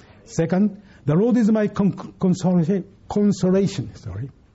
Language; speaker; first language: English; non-native, fluent; Japanese